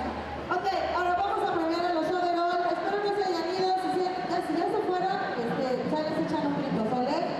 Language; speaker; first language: Spanish; native; Spanish